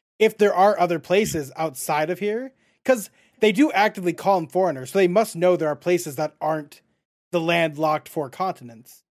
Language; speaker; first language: English; native; English